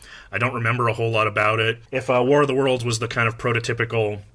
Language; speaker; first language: English; native; English